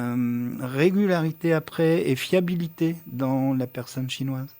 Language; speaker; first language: French; native; French